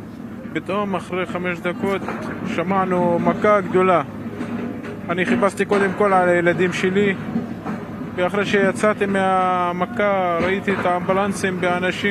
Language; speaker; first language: Hebrew; non-native, local second language; Arabic